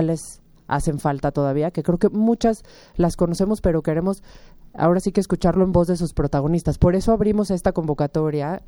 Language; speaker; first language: Spanish; native; Spanish